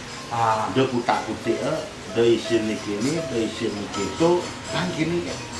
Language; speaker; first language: Indonesian; non-native, local second language; Balinese